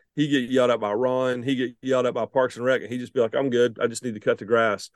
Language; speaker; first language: English; native; English